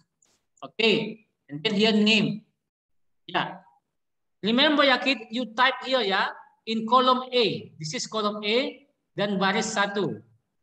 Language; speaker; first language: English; non-native, learner; Indonesian